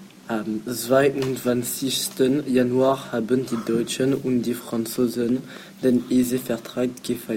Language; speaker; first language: German; non-native, learner; French